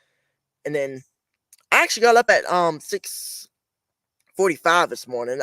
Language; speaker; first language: English; native; English